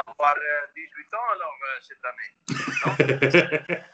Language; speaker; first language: French; non-native, local second language; Dutch